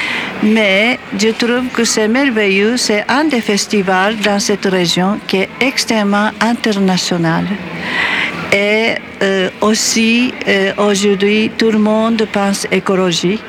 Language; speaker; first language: French; non-native, fluent; Japanese